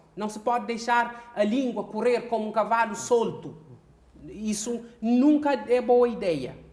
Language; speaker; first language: Portuguese; non-native, local second language; Kabuverdianu